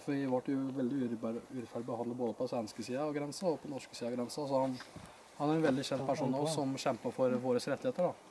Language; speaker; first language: Norwegian; native; Norwegian